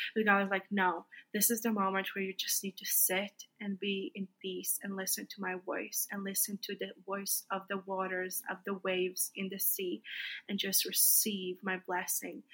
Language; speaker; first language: English; non-native, fluent; Latvian